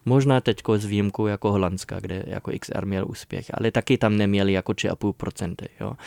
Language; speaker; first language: Czech; non-native, fluent; German